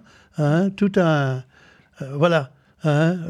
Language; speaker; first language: French; native; French